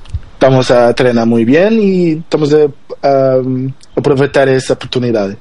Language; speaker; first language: Spanish; non-native, learner; Portuguese